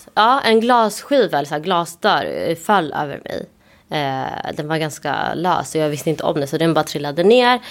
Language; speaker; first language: Swedish; early bilingual, other home language; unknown